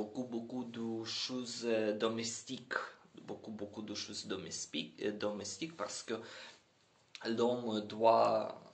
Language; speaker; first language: French; non-native, learner; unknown